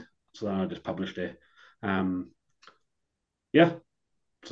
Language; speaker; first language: English; native; English